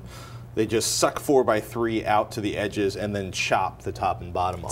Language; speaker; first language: English; native; English